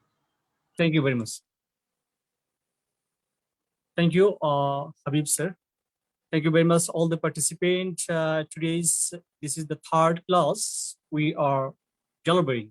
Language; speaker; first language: English; non-native, fluent; Bangla